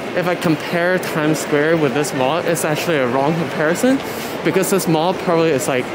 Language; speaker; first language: English; non-native, local second language; Cantonese